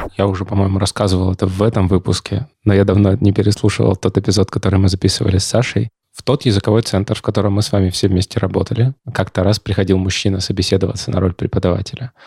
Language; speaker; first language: Russian; native; Russian